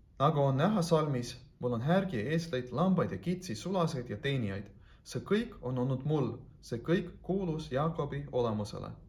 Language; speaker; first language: Estonian; non-native, local second language; Russian